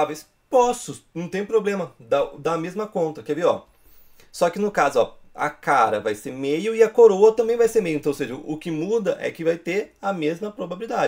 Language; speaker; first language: Portuguese; native; Portuguese